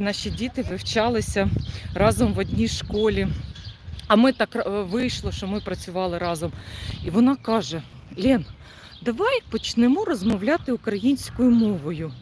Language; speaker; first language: Ukrainian; non-native, local second language; Russian